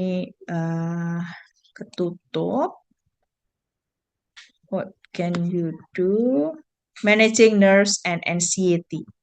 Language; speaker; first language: English; non-native, fluent; Indonesian